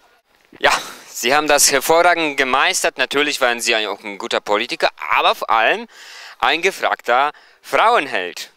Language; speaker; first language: German; non-native, fluent; Polish